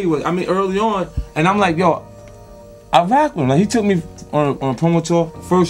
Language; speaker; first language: English; native; English